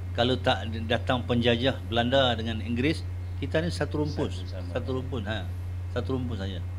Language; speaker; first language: Malay; native; Malay